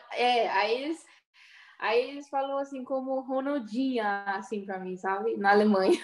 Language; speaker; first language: Portuguese; early bilingual, heritage; Portuguese